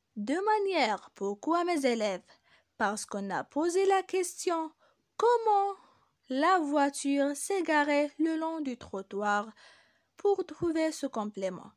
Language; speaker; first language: French; non-native, local second language; Arabic